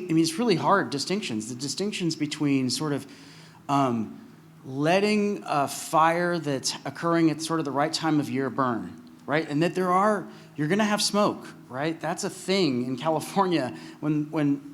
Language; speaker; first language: English; native; English